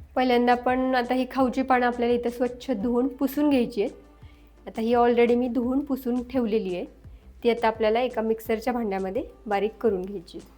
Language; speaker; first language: Marathi; native; Marathi